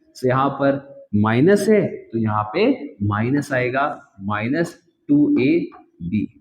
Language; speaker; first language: Hindi; non-native, local second language; Kannada